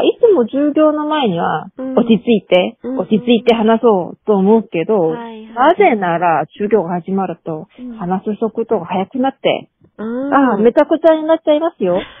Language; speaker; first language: Japanese; non-native, learner; Korean